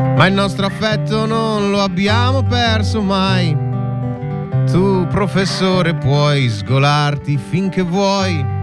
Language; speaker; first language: Italian; native; Italian